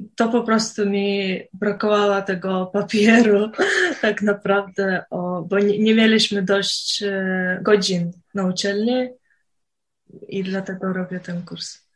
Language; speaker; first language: Polish; non-native, fluent; Uzbek